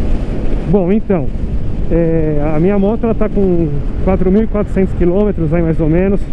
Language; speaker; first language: Portuguese; native; Portuguese